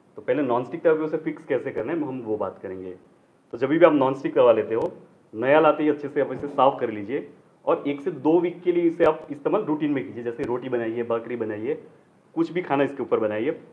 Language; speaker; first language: Hindi; non-native, local second language; Gujarati